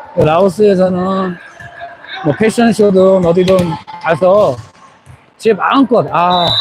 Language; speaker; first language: Korean; native; Korean